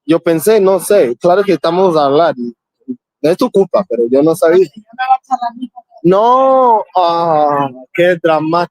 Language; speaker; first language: Spanish; non-native, learner; English